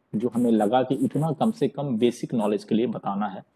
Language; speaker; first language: Hindi; native; Hindi